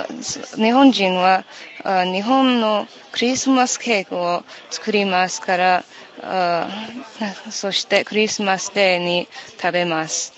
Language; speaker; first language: Japanese; non-native, learner; English